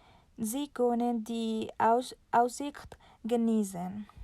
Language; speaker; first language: German; non-native, learner; Spanish